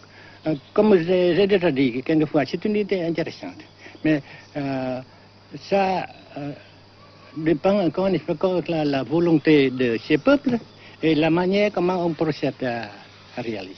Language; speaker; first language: French; non-native, fluent; Vietnamese